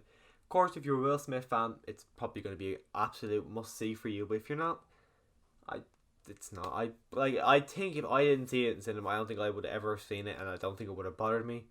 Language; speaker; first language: English; native; English